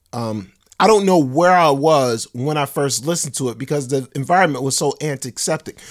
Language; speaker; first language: English; native; English